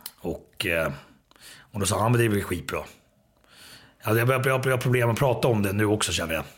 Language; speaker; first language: Swedish; early bilingual, other home language; Finnish